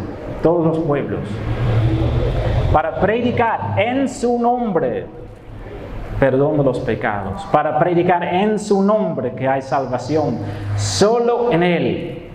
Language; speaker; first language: Spanish; non-native, fluent; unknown